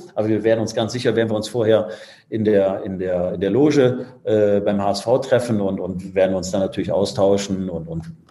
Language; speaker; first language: German; native; German